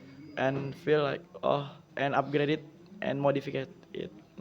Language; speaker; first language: English; non-native, learner; Indonesian